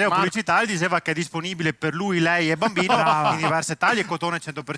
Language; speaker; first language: Italian; native; Italian